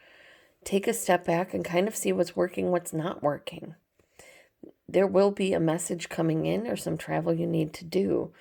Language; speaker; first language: English; native; English